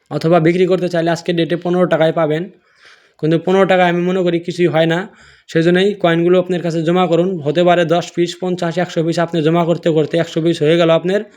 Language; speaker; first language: Bangla; non-native, local second language; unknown